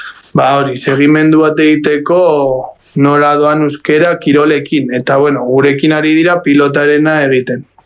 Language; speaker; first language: Basque; non-native, local second language; Spanish